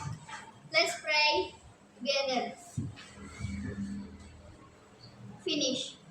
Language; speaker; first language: English; non-native, learner; Indonesian